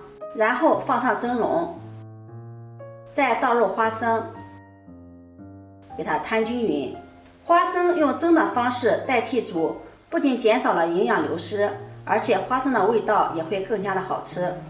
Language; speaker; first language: Chinese; native; Chinese